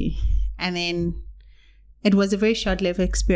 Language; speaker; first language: English; non-native, local second language; Zulu